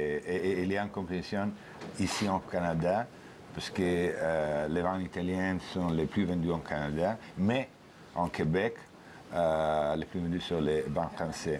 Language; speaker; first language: French; non-native, learner; Italian